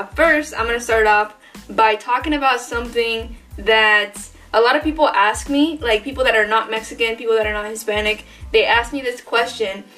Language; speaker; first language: English; early bilingual, other home language; Spanish